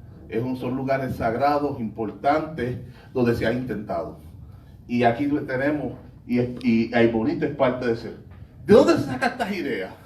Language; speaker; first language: Spanish; native; Spanish